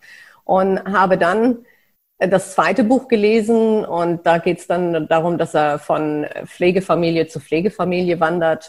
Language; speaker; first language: German; native; German